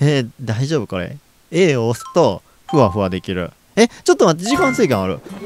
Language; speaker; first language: Japanese; native; Japanese